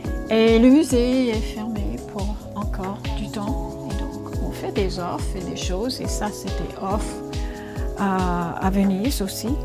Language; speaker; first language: French; non-native, fluent; English